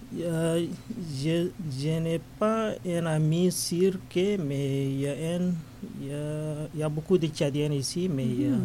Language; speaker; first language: French; non-native, learner; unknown